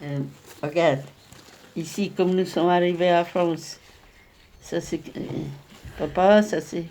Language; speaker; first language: French; non-native, learner; Polish